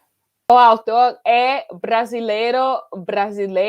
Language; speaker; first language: Portuguese; non-native, learner; English